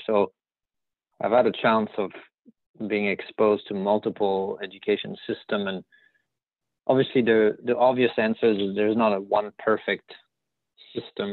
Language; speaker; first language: English; non-native, fluent; French